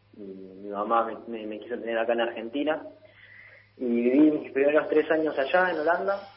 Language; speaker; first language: Spanish; early bilingual, heritage; Italian